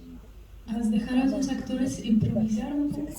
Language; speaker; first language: Spanish; non-native, fluent; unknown